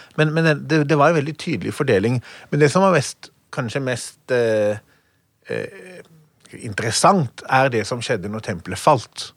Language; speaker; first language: Norwegian; non-native, fluent; Hebrew